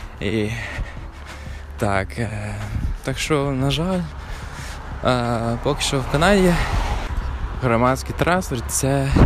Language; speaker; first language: Ukrainian; non-native, fluent; English